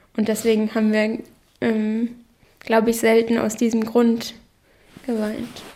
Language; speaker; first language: German; non-native, local second language; Danish